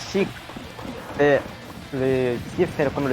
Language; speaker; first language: French; non-native, learner; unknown